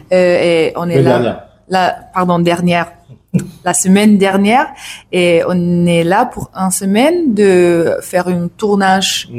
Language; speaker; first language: French; non-native, learner; English